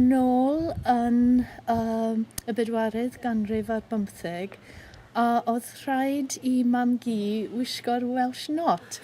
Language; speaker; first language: Welsh; non-native, local second language; English